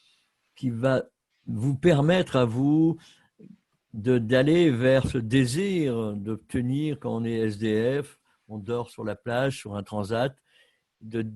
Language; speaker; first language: French; native; French